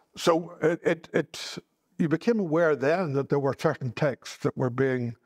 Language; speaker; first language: English; native; English